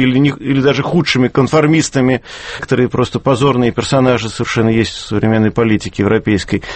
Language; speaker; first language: Russian; native; Russian